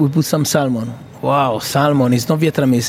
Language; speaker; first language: English; non-native, fluent; Italian